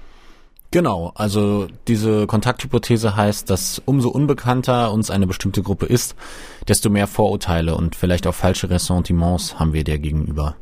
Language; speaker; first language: German; native; German